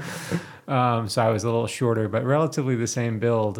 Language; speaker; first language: English; native; English